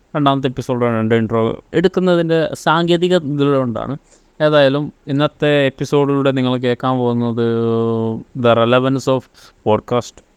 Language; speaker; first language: Malayalam; native; Malayalam